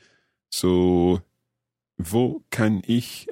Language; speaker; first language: German; non-native, learner; English